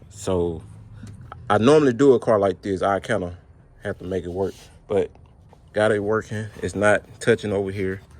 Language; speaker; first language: English; native; English